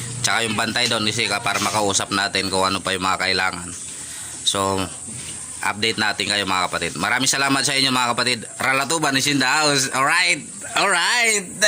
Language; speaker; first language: Filipino; native; Filipino